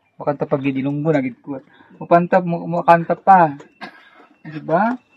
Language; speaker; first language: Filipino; non-native, local second language; Cebuano